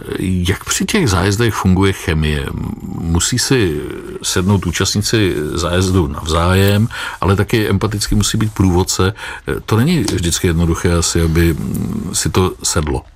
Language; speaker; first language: Czech; native; Czech